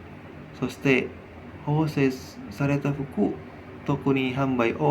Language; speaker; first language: Japanese; non-native, learner; Indonesian